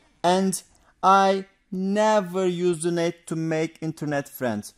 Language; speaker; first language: English; non-native, fluent; Turkish